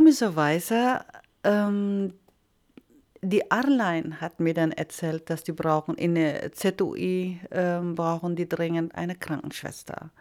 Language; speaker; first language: German; non-native, fluent; Iloko